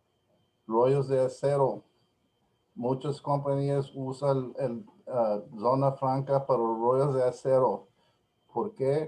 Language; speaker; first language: Spanish; non-native, learner; English